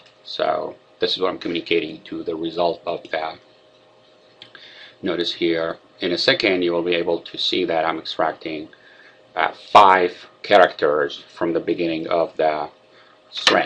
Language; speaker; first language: English; non-native, fluent; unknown